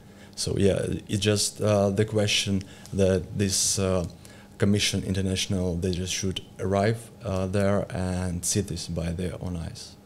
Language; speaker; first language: English; non-native, learner; Ukrainian